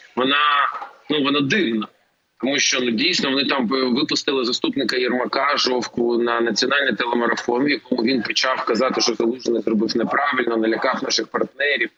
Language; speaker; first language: Ukrainian; native; Ukrainian